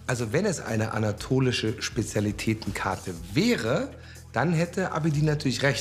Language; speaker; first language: German; native; German